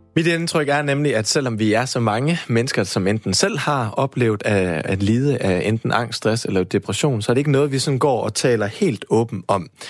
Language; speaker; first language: Danish; native; Danish